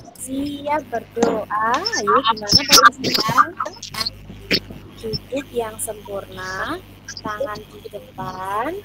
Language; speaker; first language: Indonesian; native; Indonesian